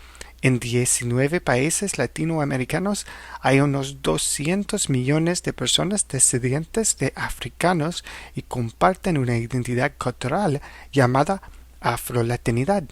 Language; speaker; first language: Spanish; non-native, fluent; English